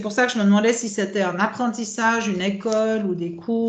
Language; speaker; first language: French; native; French